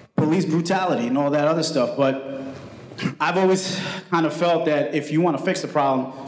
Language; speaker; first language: English; early bilingual, other home language; Spanish